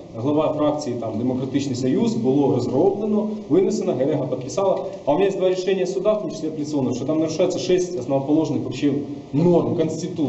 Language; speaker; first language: Ukrainian; non-native, local second language; Russian